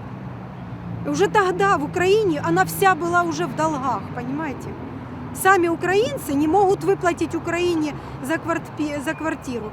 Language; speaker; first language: Russian; native; Russian